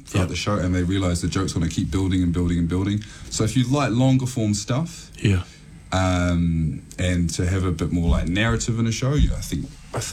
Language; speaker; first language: English; native; English